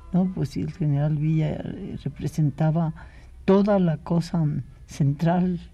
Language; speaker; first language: Spanish; native; Spanish